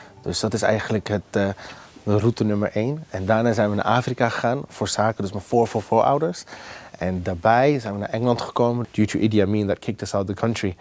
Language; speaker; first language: Dutch; non-native, fluent; English